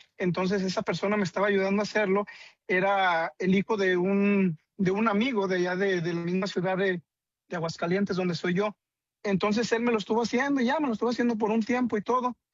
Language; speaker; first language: Spanish; native; Spanish